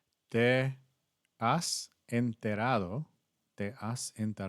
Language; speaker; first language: Spanish; non-native, learner; English